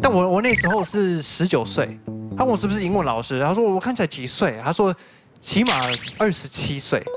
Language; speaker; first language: Chinese; non-native, fluent; English